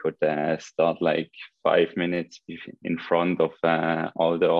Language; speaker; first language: English; non-native, fluent; Swiss German